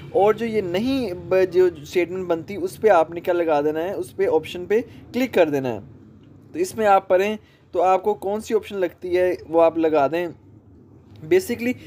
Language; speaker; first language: Urdu; non-native, local second language; Punjabi